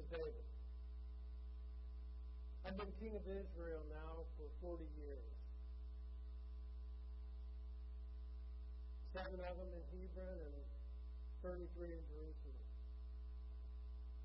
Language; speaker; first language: English; native; English